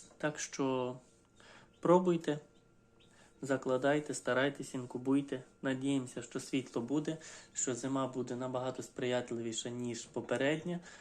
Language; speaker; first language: Ukrainian; non-native, local second language; Russian